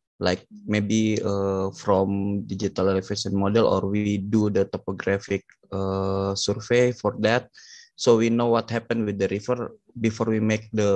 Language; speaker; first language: English; non-native, learner; Indonesian